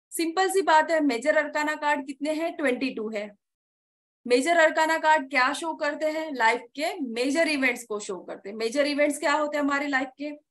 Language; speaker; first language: Hindi; non-native, local second language; Marathi